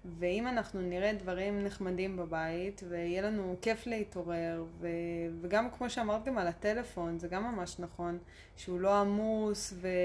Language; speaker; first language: Hebrew; early bilingual, other home language; Russian